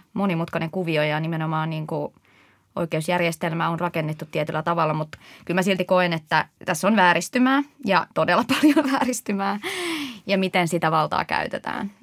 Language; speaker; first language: Finnish; native; Finnish